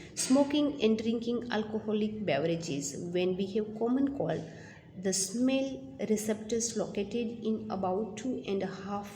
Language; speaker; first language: English; non-native, local second language; Gujarati